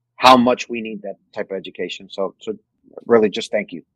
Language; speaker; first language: English; non-native, fluent; Spanish